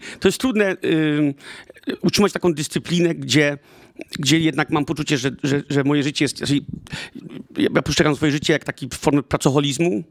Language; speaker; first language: Polish; early bilingual, heritage; Polish